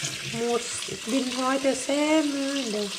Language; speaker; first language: German; non-native, learner; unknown